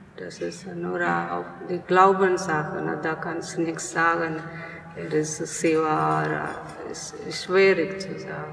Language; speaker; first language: German; non-native, learner; Telugu